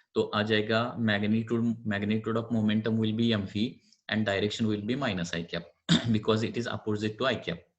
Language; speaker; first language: Hindi; non-native, local second language; Marathi